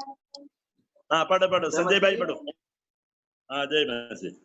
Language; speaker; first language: Hindi; non-native, learner; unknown